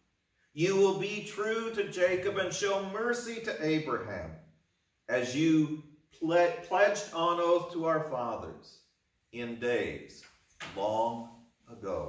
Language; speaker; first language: English; native; English